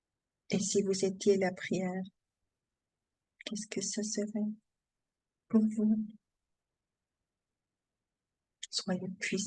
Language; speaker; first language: French; non-native, learner; German